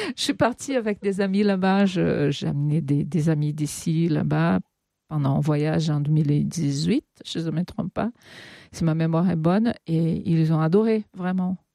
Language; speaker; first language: French; non-native, fluent; Portuguese